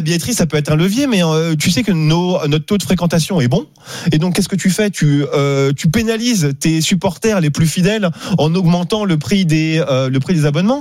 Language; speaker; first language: French; native; French